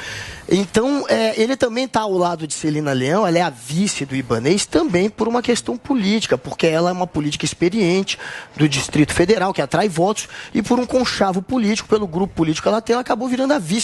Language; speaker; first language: Portuguese; native; Portuguese